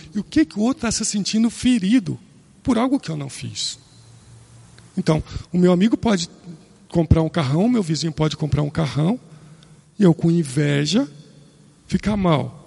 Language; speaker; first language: Portuguese; native; Portuguese